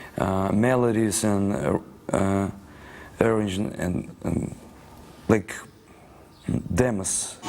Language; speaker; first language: English; non-native, learner; Russian